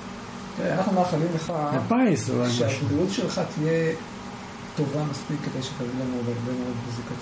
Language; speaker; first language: Hebrew; native; Hebrew